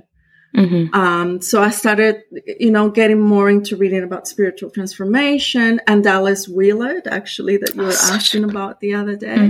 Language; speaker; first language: English; non-native, fluent; Spanish